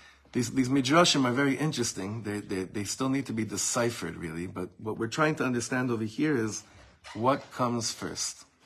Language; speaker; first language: English; native; English